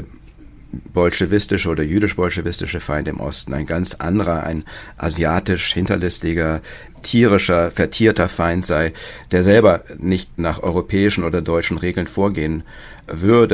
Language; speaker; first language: German; native; German